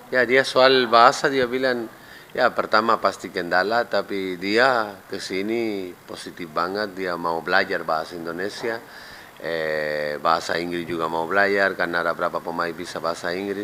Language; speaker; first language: Indonesian; non-native, fluent; Spanish